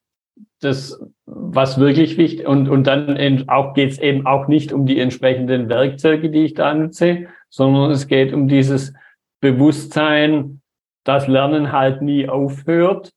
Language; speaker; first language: German; native; German